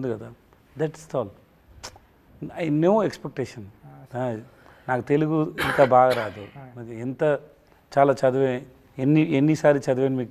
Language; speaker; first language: Telugu; non-native, learner; Tamil